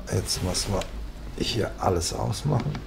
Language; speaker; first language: German; native; German